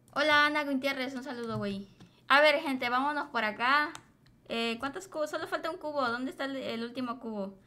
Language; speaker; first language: Spanish; native; Spanish